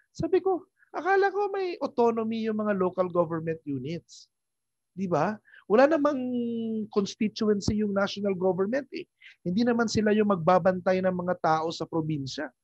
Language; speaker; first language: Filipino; non-native, local second language; Hiligaynon